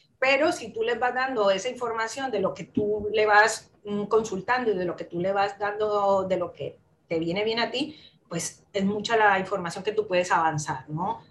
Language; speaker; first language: Spanish; native; Spanish